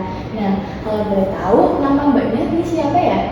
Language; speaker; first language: Indonesian; native; Indonesian